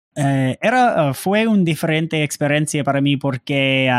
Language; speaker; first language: Spanish; non-native, learner; English